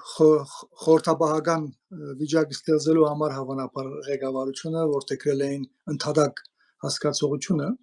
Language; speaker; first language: Armenian; early bilingual, heritage; Armenian